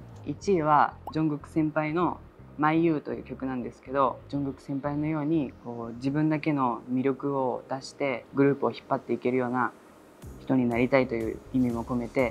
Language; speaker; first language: Japanese; native; Japanese